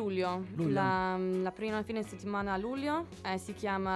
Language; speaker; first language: Italian; non-native, learner; English